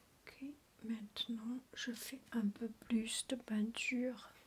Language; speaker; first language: French; non-native, learner; Chinese